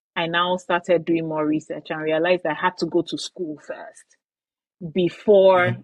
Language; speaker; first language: English; non-native, local second language; Igbo